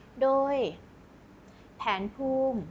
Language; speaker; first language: Thai; native; Thai